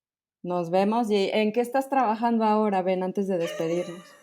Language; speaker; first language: Spanish; native; Spanish